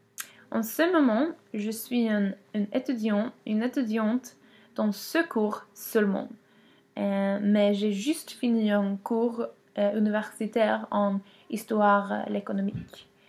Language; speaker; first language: French; non-native, learner; Swedish